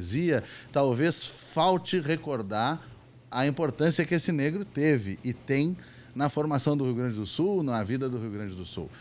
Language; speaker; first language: Portuguese; native; Portuguese